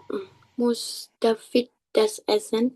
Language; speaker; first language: German; non-native, learner; Indonesian